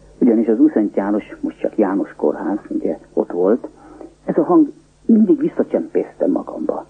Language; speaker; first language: Hungarian; native; Hungarian